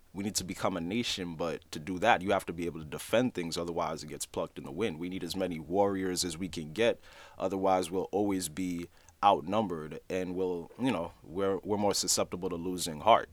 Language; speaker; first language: English; native; English